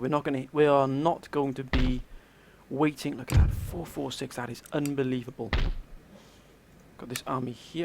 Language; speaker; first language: English; native; English